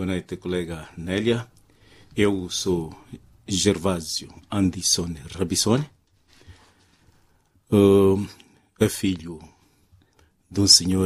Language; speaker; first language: Portuguese; non-native, local second language; Makhuwa